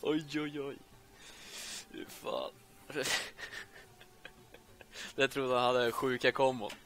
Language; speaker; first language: Swedish; native; Swedish